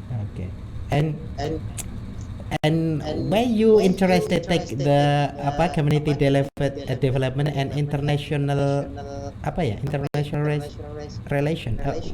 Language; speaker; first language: English; non-native, learner; Indonesian